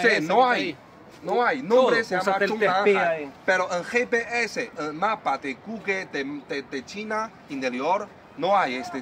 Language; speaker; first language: Spanish; non-native, learner; Chinese